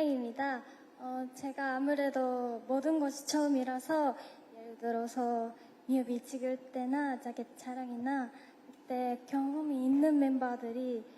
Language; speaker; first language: Korean; non-native, fluent; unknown